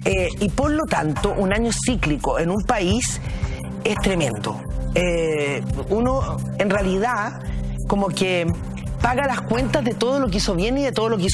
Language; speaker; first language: Spanish; native; Spanish